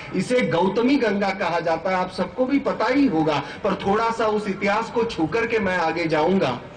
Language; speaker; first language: Hindi; non-native, local second language; Marathi